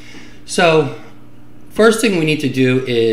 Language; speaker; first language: English; native; English